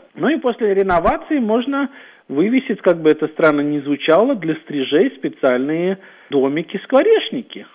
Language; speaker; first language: Russian; native; Russian